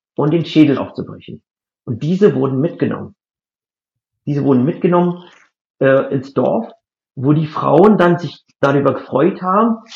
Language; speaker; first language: German; non-native, fluent; English